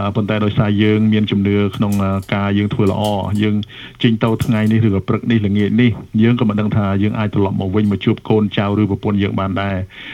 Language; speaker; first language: Khmer; early bilingual, other home language; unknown